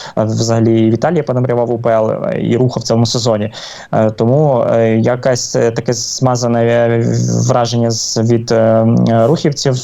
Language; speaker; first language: Ukrainian; native; Ukrainian